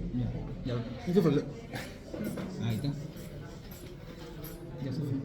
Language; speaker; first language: Spanish; native; Spanish